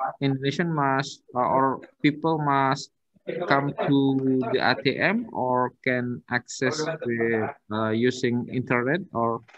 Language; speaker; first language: English; non-native, learner; Indonesian